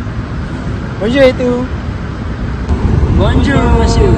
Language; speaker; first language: French; non-native, learner; Malay